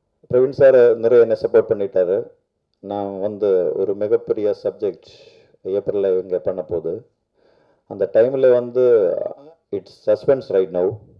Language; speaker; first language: Tamil; non-native, local second language; Malayalam